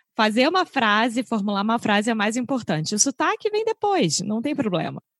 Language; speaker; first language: Portuguese; native; Portuguese